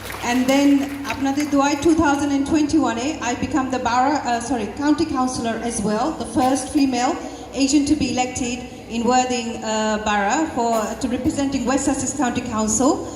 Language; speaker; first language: English; early bilingual, other home language; Sylheti